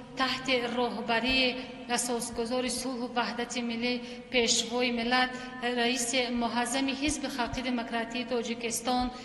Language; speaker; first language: Tajik; non-native, local second language; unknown